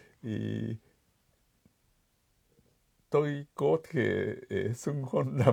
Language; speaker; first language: Vietnamese; non-native, fluent; Japanese